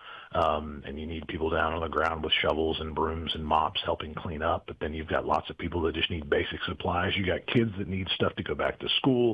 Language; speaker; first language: English; native; English